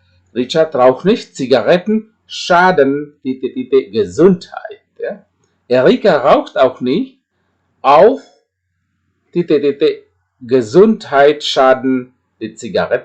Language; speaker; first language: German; non-native, fluent; Indonesian